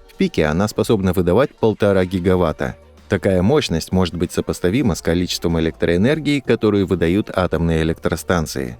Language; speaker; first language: Russian; native; Russian